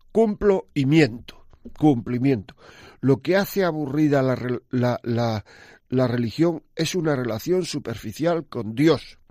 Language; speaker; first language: Spanish; native; Spanish